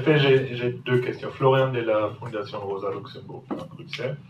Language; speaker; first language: French; non-native, fluent; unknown